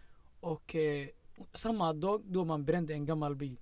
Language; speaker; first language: Swedish; non-native, fluent; Somali